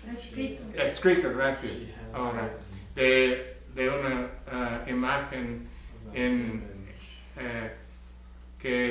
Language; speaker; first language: Spanish; non-native, learner; English